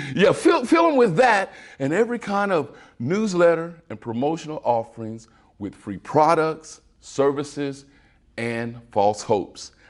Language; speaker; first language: English; native; English